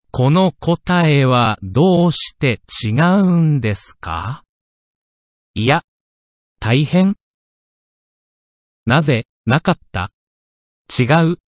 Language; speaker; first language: Japanese; non-native, learner; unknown